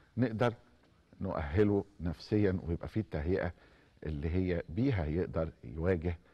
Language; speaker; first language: Arabic; native; Arabic